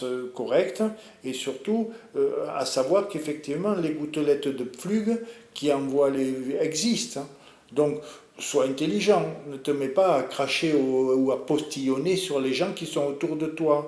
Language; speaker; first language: French; native; French